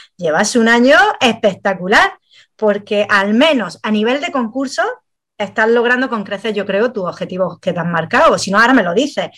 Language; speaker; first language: Spanish; native; Spanish